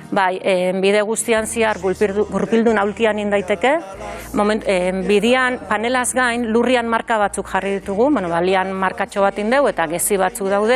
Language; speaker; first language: Basque; native; Basque